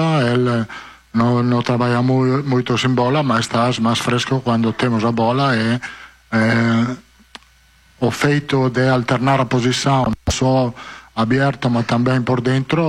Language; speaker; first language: Portuguese; non-native, fluent; Italian